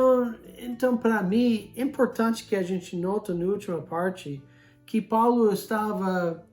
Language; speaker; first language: Portuguese; non-native, fluent; English